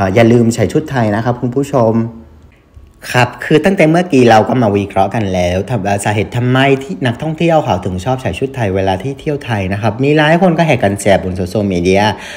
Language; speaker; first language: Thai; non-native, fluent; Vietnamese